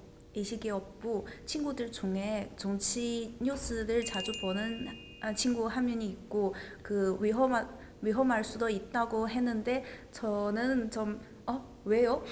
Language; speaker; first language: Korean; non-native, fluent; Chinese